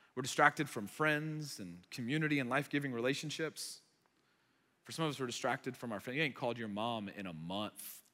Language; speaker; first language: English; early bilingual, other home language; Arabic